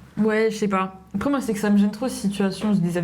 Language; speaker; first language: French; native; French